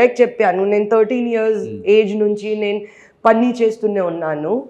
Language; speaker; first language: Telugu; non-native, local second language; Hindi